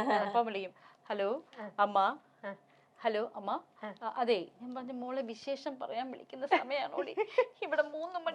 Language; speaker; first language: Malayalam; native; Malayalam